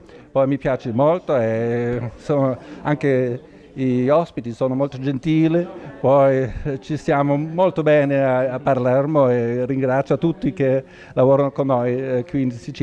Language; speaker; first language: Italian; non-native, learner; German